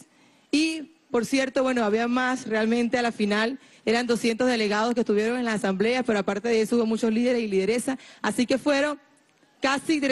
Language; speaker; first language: Spanish; native; Spanish